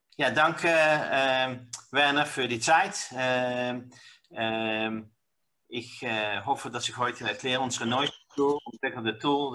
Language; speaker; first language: German; non-native, learner; Dutch